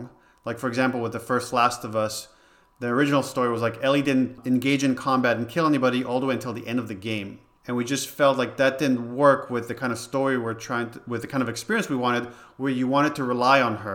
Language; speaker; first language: English; non-native, fluent; Hebrew